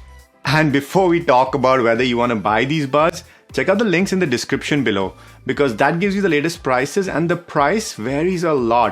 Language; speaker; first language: English; non-native, fluent; Dutch